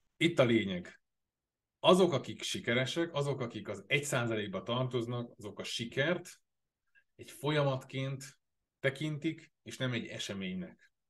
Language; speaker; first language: Hungarian; native; Hungarian